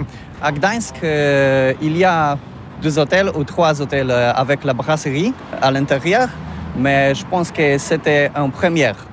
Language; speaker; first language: French; non-native, learner; Polish